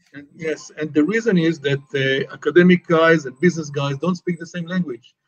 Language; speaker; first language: English; non-native, fluent; Hebrew